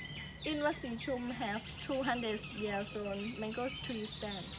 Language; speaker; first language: English; non-native, learner; Thai